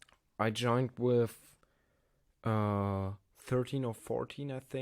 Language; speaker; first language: English; non-native, learner; German